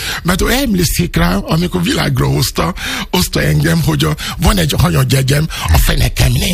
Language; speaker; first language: Hungarian; non-native, fluent; Yoruba